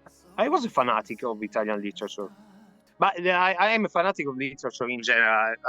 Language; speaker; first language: English; non-native, fluent; Italian